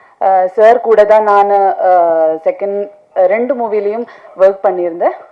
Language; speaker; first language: Tamil; non-native, learner; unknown